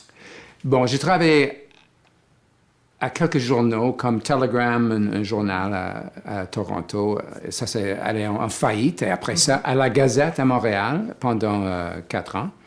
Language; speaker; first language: French; non-native, fluent; English